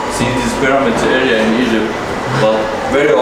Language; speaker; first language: English; non-native, learner; Arabic